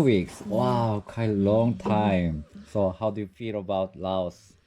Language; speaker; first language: English; non-native, learner; Korean